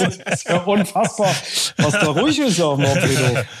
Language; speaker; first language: German; native; German